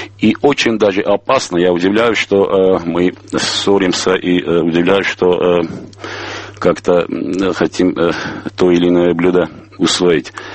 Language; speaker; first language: Russian; non-native, local second language; Armenian